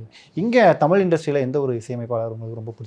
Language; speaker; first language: Tamil; native; Tamil